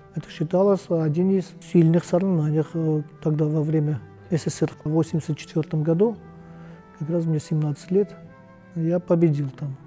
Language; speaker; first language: Russian; non-native, local second language; Armenian